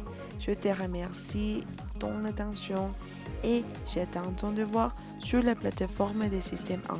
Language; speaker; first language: French; non-native, fluent; Spanish